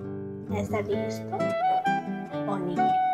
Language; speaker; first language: Spanish; non-native, learner; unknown